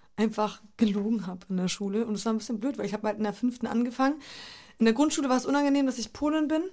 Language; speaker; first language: German; native; German